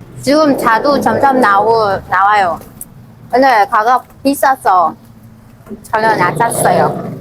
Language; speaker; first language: Korean; non-native, learner; Vietnamese